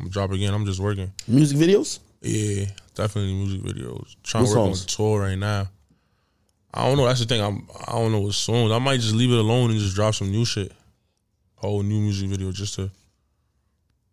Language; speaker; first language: English; native; English